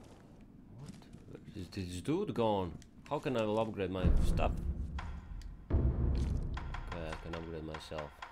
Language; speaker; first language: English; non-native, fluent; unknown